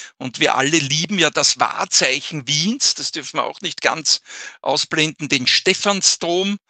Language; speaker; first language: German; native; German